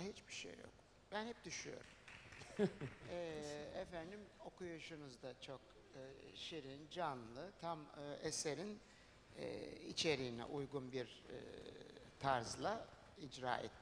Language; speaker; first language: Turkish; native; Turkish